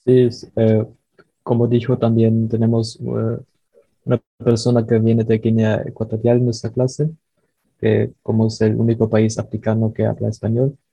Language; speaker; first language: Spanish; early bilingual, heritage; Spanish